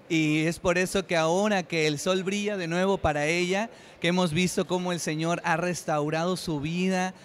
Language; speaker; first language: Spanish; native; Spanish